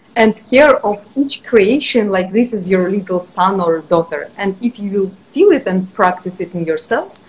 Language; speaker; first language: English; non-native, fluent; Russian